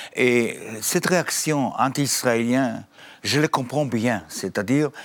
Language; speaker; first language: French; non-native, fluent; Hebrew